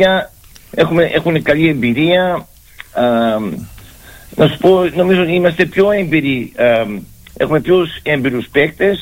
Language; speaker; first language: Greek; early bilingual, heritage; Greek